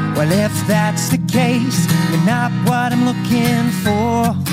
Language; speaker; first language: English; native; English